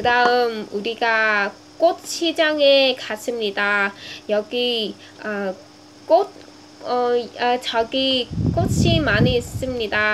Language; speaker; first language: Korean; non-native, learner; Vietnamese